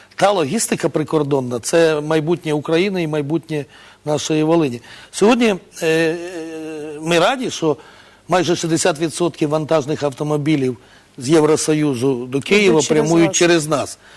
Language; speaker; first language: Ukrainian; native; Ukrainian